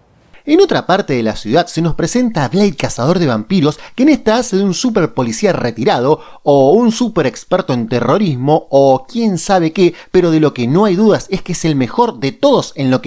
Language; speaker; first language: Spanish; native; Spanish